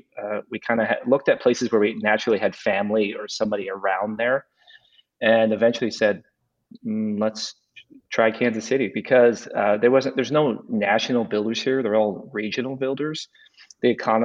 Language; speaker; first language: English; native; English